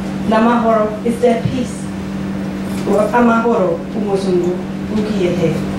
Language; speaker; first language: English; non-native, fluent; Dutch